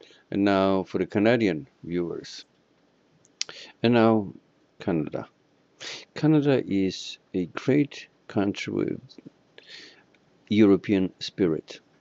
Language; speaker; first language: English; non-native, fluent; Polish